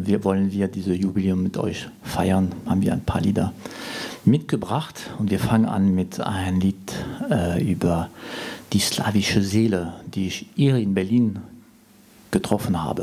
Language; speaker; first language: German; non-native, fluent; French